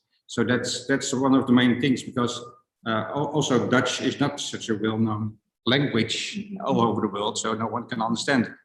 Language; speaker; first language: English; non-native, fluent; Dutch